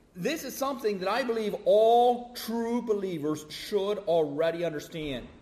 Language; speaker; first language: English; native; English